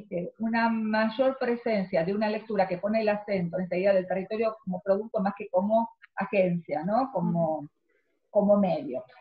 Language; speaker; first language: Spanish; native; Spanish